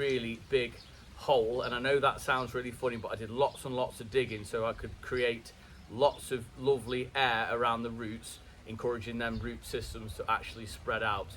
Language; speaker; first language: English; native; English